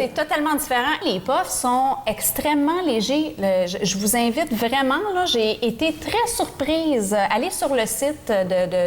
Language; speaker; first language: French; native; French